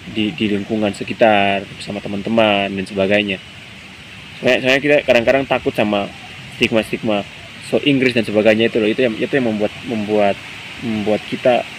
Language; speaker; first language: Indonesian; non-native, local second language; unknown